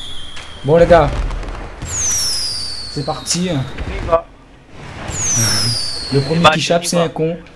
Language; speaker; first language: French; native; French